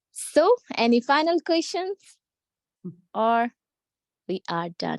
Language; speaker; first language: English; non-native, local second language; Nepali